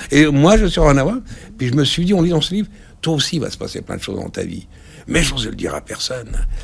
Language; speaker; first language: French; early bilingual, other home language; Arabic